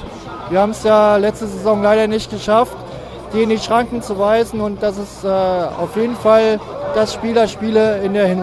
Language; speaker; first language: German; native; German